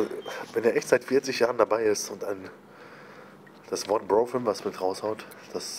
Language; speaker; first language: German; native; German